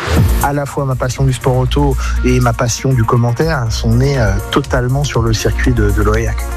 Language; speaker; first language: French; native; French